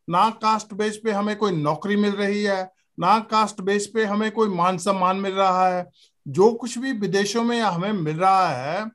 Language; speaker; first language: Hindi; native; Hindi